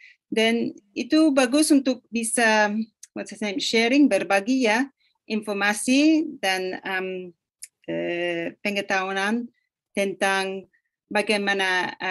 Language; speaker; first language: Indonesian; non-native, fluent; English